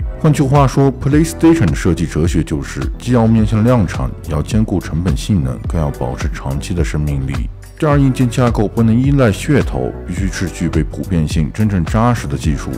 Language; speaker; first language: Chinese; native; Chinese